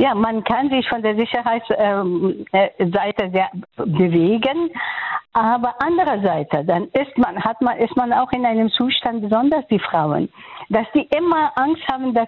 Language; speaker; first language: German; non-native, fluent; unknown